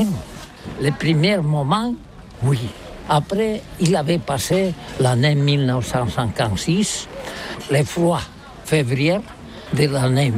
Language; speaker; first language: French; non-native, learner; Catalan